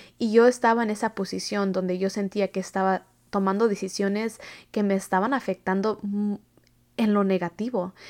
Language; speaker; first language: Spanish; early bilingual, heritage; Spanish